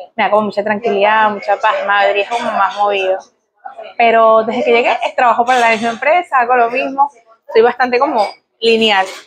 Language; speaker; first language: Spanish; native; Spanish